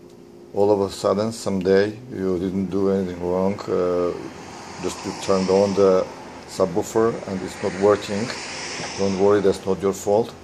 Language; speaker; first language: English; non-native, fluent; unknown